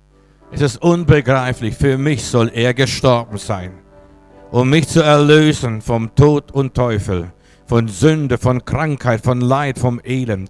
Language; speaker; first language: German; native; German